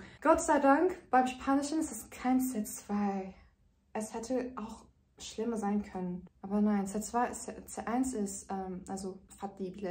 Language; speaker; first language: German; non-native, fluent; Turkish